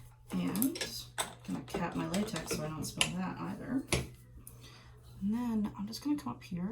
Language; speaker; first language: English; native; English